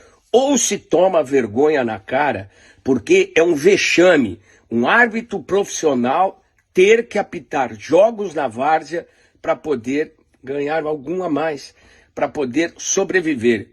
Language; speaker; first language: Portuguese; native; Portuguese